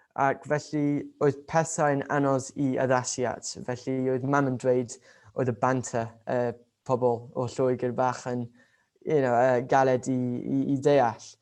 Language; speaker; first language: Welsh; non-native, local second language; English